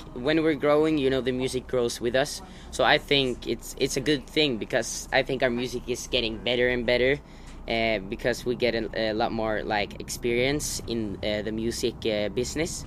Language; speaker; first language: English; non-native, fluent; Norwegian